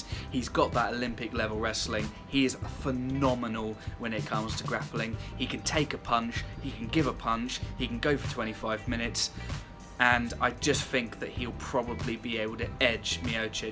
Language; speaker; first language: English; native; English